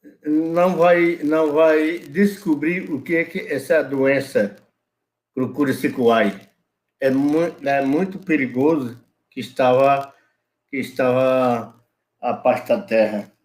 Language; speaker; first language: Portuguese; non-native, local second language; Yanomámi